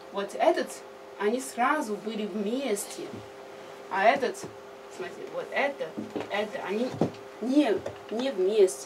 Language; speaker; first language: Russian; non-native, learner; Chinese